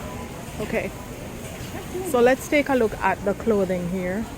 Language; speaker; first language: English; native; English